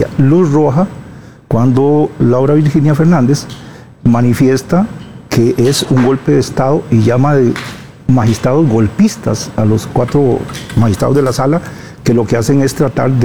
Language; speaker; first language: Spanish; native; Spanish